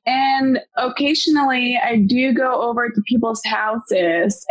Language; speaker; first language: English; non-native, local second language; Hiligaynon